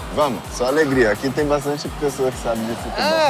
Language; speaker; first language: Portuguese; native; Portuguese